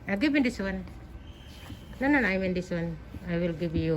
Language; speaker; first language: English; non-native, learner; Filipino